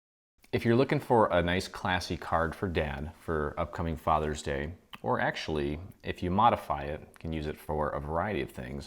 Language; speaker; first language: English; native; English